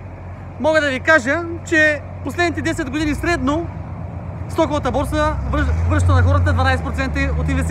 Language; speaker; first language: Bulgarian; native; Bulgarian